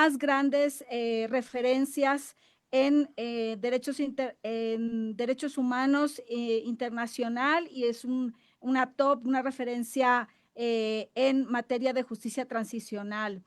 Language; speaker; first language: Spanish; native; Spanish